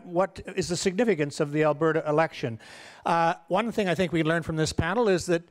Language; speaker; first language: English; native; English